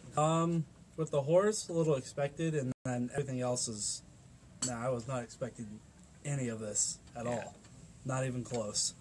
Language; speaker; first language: English; native; English